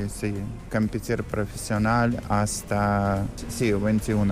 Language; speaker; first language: Spanish; non-native, learner; Russian